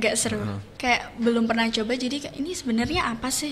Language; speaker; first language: Indonesian; native; Indonesian